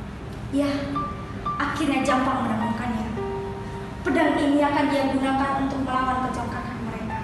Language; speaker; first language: Indonesian; native; Indonesian